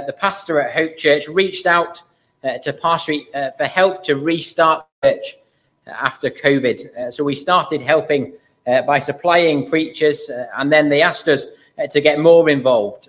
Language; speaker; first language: English; native; English